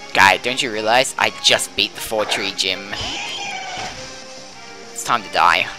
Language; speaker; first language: English; native; English